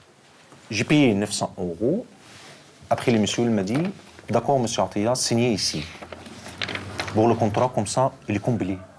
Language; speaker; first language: French; non-native, learner; Arabic